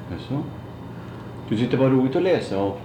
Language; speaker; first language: Swedish; native; Swedish